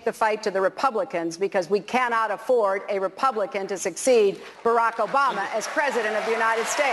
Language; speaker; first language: English; native; English